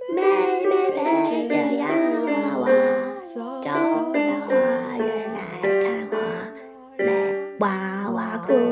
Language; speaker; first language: Chinese; non-native, local second language; Cantonese